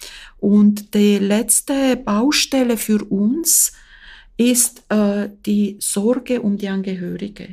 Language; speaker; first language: German; non-native, fluent; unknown